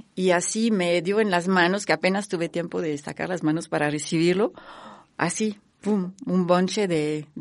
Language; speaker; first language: Spanish; non-native, fluent; French